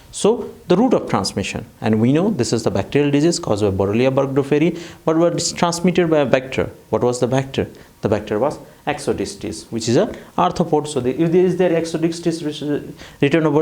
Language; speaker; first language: English; non-native, fluent; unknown